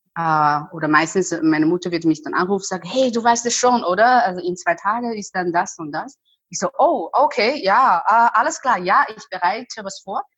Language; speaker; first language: German; non-native, fluent; Chinese